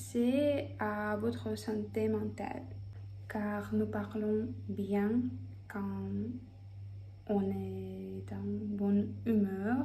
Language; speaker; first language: French; non-native, fluent; Russian